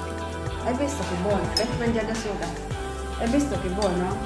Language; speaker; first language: Italian; non-native, fluent; Filipino